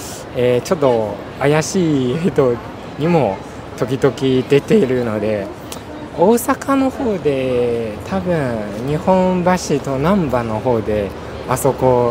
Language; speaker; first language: Japanese; non-native, fluent; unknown